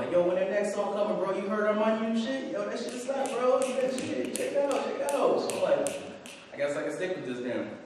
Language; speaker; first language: English; native; English